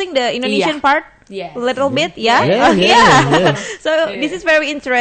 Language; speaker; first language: English; non-native, fluent; Indonesian